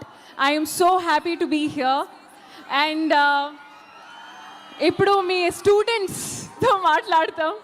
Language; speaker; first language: Telugu; non-native, learner; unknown